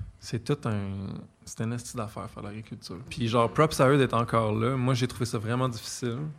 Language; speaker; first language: French; native; French